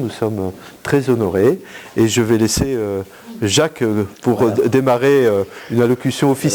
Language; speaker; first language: French; native; French